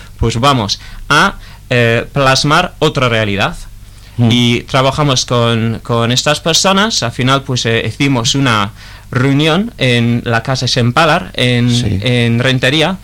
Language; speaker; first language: Spanish; non-native, fluent; English